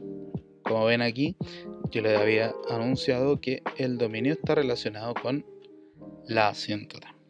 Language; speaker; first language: Spanish; native; Spanish